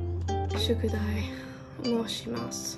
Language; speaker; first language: Japanese; non-native, learner; English